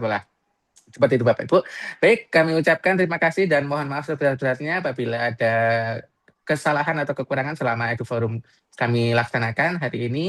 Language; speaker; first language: Indonesian; native; Indonesian